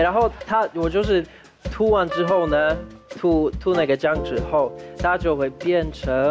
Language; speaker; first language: Chinese; non-native, fluent; Polish